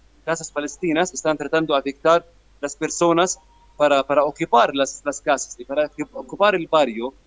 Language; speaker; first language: Spanish; non-native, fluent; Arabic